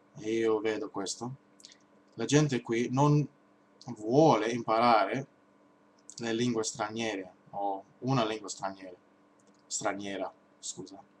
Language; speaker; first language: Italian; non-native, learner; English